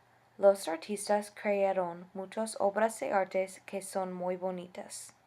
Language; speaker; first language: Spanish; non-native, learner; English